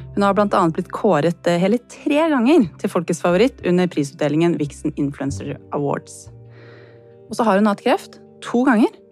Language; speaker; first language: Norwegian; native; Norwegian